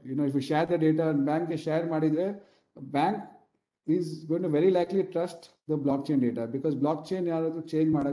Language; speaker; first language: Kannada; non-native, local second language; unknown